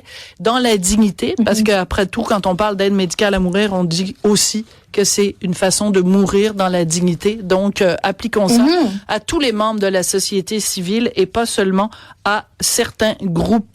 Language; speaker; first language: French; native; French